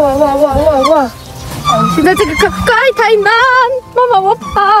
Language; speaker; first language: Chinese; non-native, learner; Ukrainian